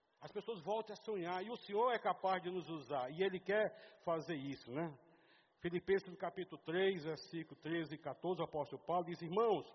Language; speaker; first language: Portuguese; native; Portuguese